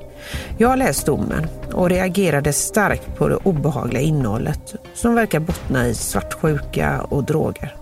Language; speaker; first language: Swedish; native; Swedish